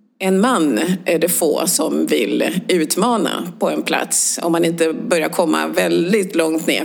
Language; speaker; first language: Swedish; early bilingual, other home language; Swahili